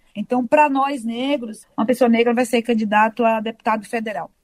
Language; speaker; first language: Portuguese; native; Portuguese